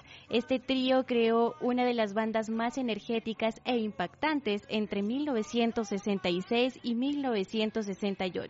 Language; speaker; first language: Spanish; native; Spanish